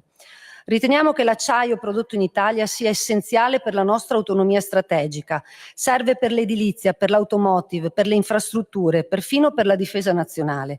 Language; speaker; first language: Italian; native; Italian